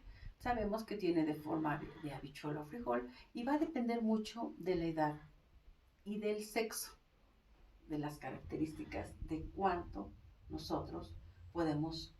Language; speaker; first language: Spanish; native; Spanish